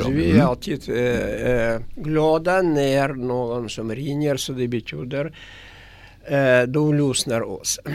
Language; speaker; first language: Swedish; non-native, fluent; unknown